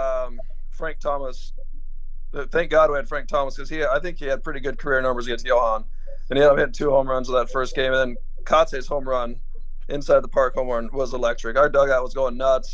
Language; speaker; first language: English; native; English